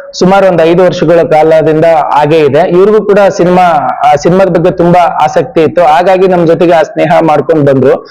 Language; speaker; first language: Kannada; native; Kannada